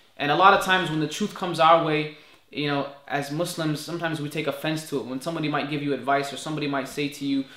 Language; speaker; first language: English; native; English